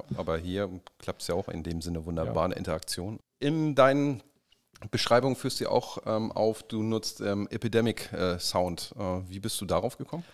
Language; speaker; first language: German; native; German